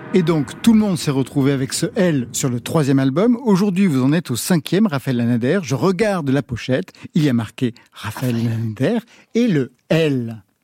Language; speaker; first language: French; native; French